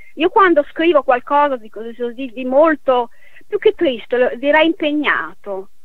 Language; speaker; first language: Italian; native; Italian